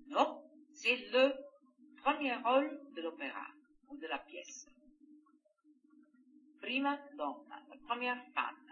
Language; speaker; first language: French; non-native, fluent; Greek